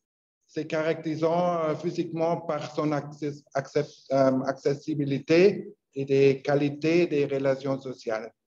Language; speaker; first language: French; non-native, learner; Spanish